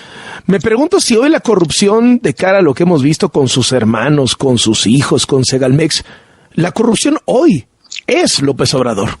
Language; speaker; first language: Spanish; native; Spanish